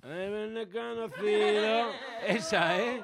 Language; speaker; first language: Spanish; native; Spanish